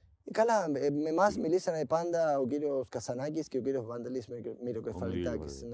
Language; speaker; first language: Greek; non-native, fluent; Spanish